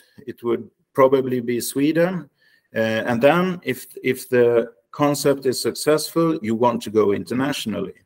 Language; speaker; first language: English; non-native, fluent; Swedish